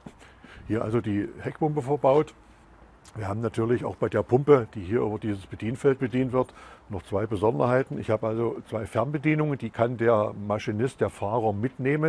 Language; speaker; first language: German; native; German